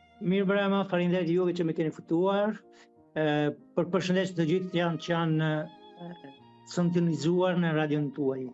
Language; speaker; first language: Albanian; non-native, fluent; Italian